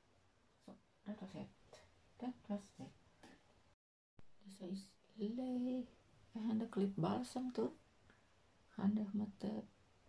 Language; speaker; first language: Dutch; non-native, learner; Indonesian